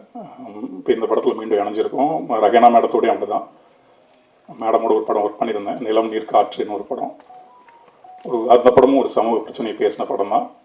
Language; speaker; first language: Tamil; native; Tamil